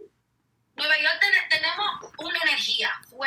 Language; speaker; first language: Spanish; early bilingual, heritage; Spanish